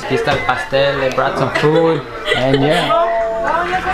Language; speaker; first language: English; early bilingual, other home language; Spanish